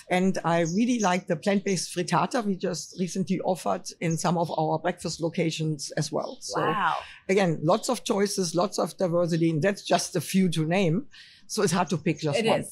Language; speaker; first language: English; non-native, fluent; German